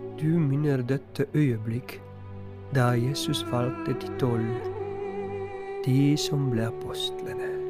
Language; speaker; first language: Norwegian; non-native, fluent; Polish